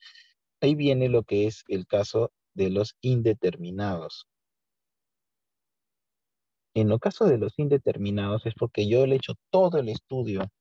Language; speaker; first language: Spanish; native; Spanish